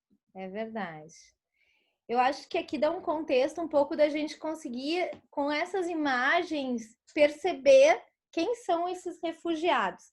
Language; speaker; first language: Portuguese; native; Portuguese